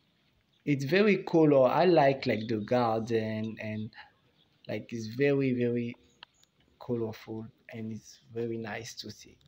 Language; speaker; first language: English; non-native, fluent; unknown